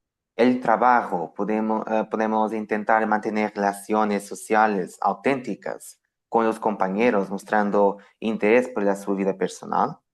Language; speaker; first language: Spanish; non-native, fluent; Portuguese